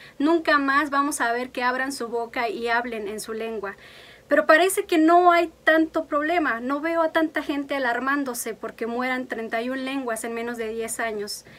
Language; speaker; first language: Spanish; non-native, local second language; Mixtepec Mixtec